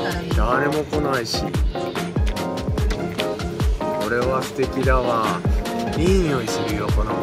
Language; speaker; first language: Japanese; native; Japanese